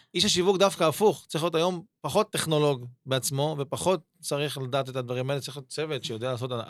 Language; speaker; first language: Hebrew; native; Hebrew